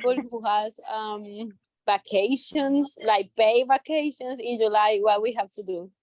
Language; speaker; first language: English; non-native, learner; Spanish